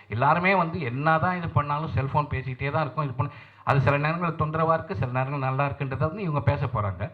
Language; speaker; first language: Tamil; non-native, local second language; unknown